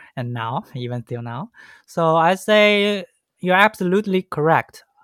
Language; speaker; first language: English; non-native, fluent; Chinese